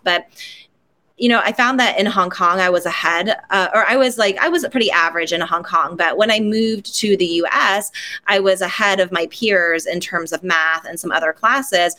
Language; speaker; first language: English; non-native, local second language; Cantonese